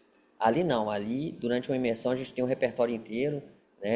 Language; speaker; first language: Portuguese; native; Portuguese